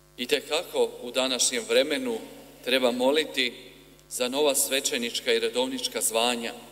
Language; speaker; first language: Croatian; native; Croatian